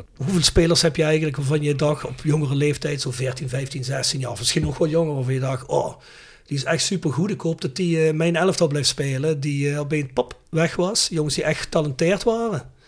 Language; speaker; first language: Dutch; native; Dutch